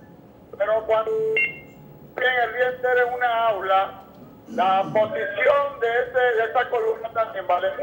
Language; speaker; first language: Spanish; native; Spanish